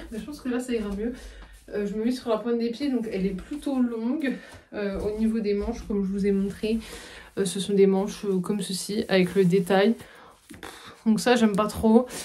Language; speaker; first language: French; native; French